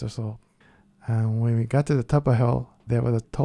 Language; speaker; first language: English; non-native, fluent; Japanese